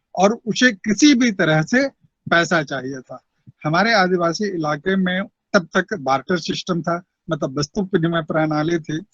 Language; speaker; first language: Hindi; non-native, local second language; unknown